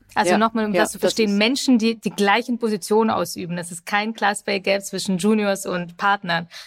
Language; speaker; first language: German; early bilingual, other home language; Russian